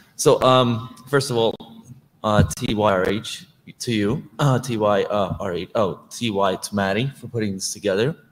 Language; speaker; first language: English; non-native, fluent; Russian